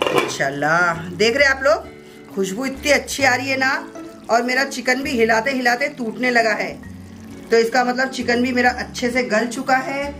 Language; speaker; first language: Hindi; non-native, local second language; Urdu